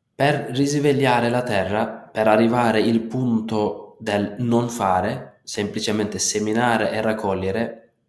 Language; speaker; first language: Italian; non-native, fluent; Turkish